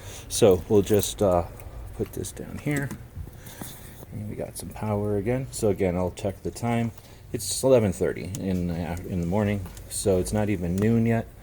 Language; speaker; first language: English; native; English